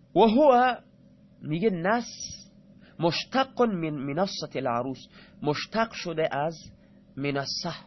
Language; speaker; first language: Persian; non-native, local second language; Baluchi